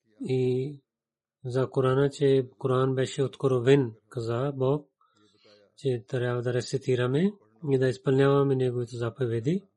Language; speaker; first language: Bulgarian; non-native, learner; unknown